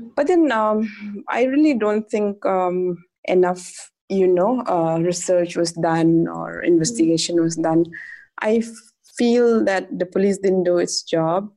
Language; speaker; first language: English; non-native, local second language; Adi